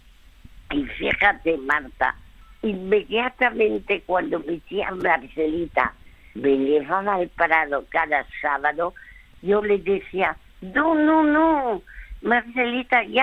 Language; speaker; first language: Spanish; early bilingual, other home language; French